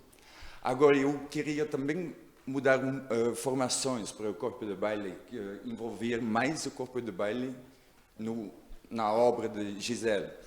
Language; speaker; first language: Portuguese; non-native, learner; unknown